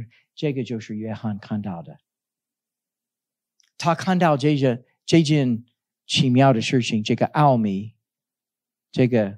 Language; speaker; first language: Chinese; non-native, fluent; English